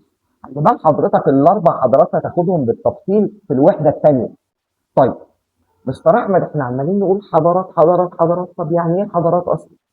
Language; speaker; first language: Arabic; native; Arabic